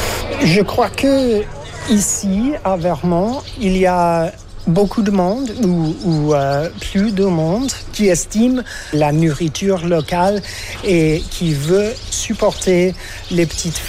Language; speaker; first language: French; non-native, fluent; English